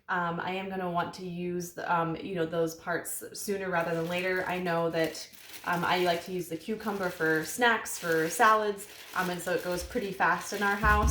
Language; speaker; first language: English; native; English